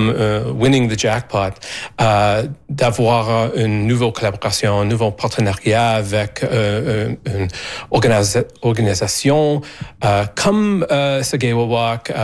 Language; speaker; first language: French; non-native, learner; English